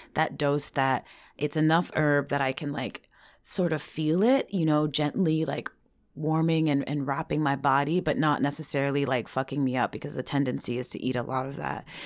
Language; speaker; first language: English; early bilingual, other home language; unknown